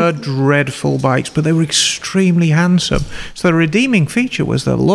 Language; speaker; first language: English; native; English